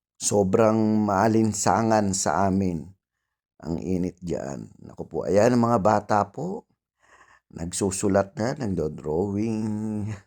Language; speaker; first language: Filipino; native; Filipino